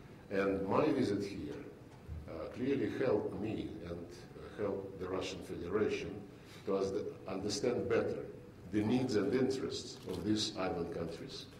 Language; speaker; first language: English; non-native, fluent; Russian